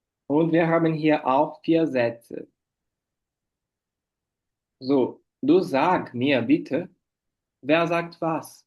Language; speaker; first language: German; non-native, fluent; Portuguese